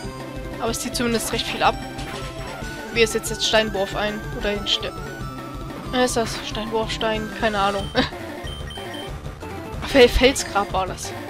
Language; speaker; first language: German; native; German